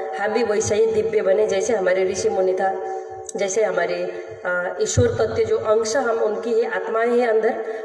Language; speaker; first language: Hindi; non-native, fluent; Nepali